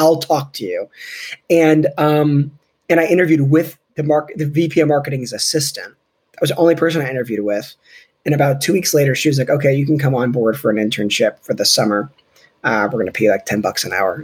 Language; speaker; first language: English; native; English